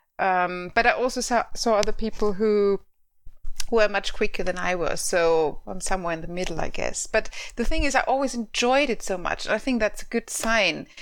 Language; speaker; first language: English; non-native, fluent; German